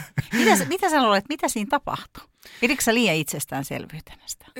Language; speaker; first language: Finnish; native; Finnish